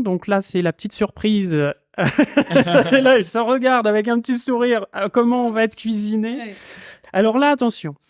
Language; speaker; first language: French; native; French